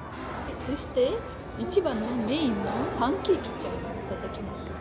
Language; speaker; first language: Japanese; native; Japanese